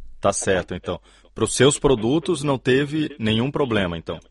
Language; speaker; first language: Portuguese; native; Portuguese